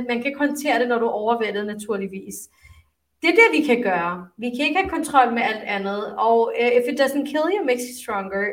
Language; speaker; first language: Danish; early bilingual, other home language; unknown